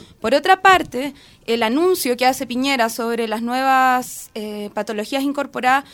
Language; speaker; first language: Spanish; native; Spanish